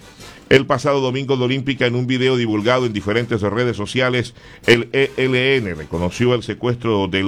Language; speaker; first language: Spanish; native; Spanish